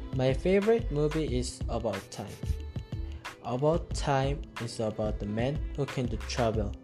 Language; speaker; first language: English; early bilingual, other home language; Korean